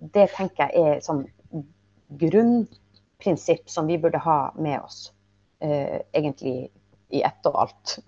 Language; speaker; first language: Norwegian; native; Norwegian